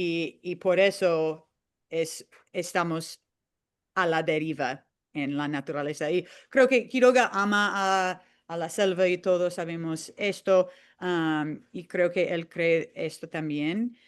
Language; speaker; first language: Spanish; non-native, fluent; English